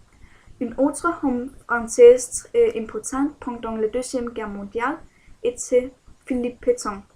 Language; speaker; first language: French; non-native, learner; Danish